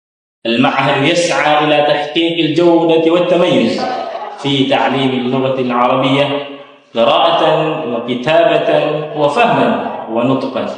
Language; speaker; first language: Arabic; non-native, fluent; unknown